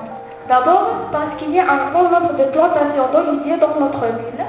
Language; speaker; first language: French; non-native, local second language; Arabic